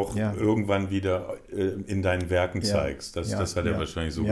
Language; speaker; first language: German; native; German